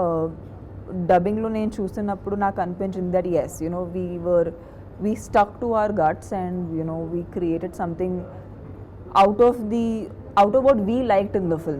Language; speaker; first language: Telugu; non-native, fluent; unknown